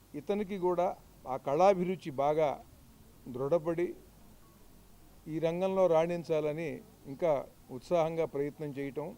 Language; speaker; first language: Telugu; native; Telugu